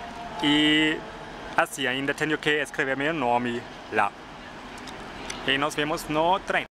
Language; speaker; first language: Portuguese; non-native, fluent; German